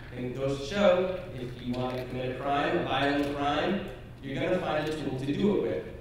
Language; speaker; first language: English; native; English